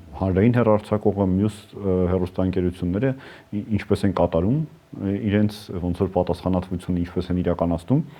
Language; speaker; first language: Armenian; native; Armenian